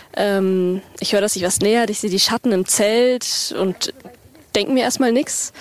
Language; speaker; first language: German; native; German